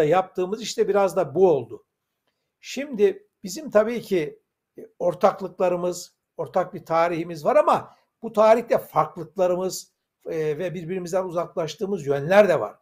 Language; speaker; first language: Turkish; native; Turkish